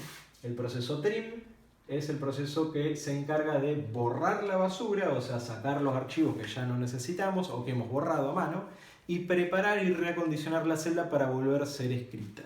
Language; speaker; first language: Spanish; native; Spanish